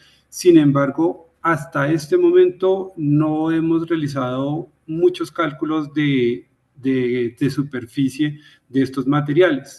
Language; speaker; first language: Spanish; native; Spanish